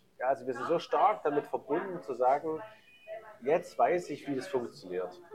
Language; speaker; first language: German; native; German